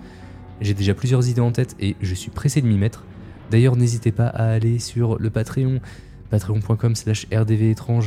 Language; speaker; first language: French; native; French